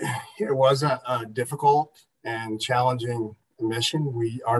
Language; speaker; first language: English; native; English